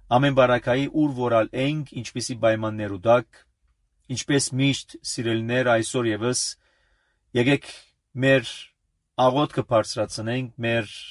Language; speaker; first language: Armenian; early bilingual, heritage; Armenian